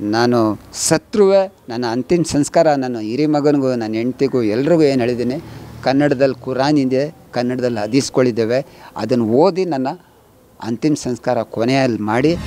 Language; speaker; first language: Kannada; non-native, local second language; Urdu